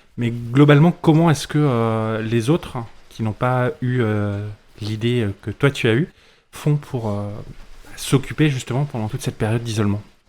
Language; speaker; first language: French; native; French